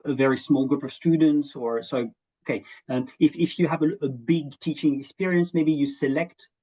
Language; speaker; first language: English; non-native, fluent; French